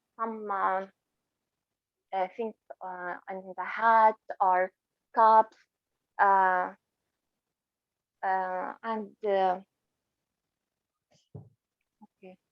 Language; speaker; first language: English; non-native, learner; Arabic